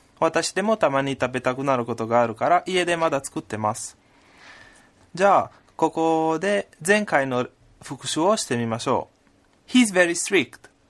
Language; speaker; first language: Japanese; non-native, fluent; Italian